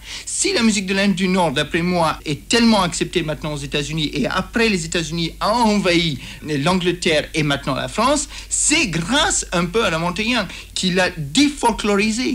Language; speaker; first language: French; native; French